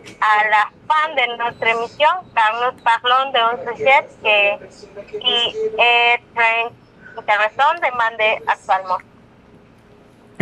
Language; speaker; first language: French; non-native, learner; Spanish